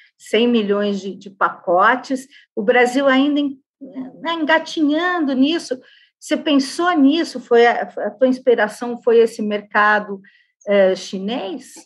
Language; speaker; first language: Portuguese; native; Portuguese